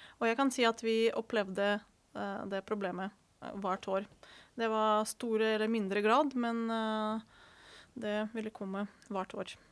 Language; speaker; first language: Norwegian; non-native, fluent; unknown